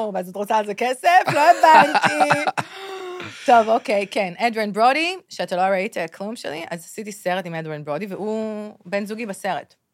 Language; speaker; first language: Hebrew; native; Hebrew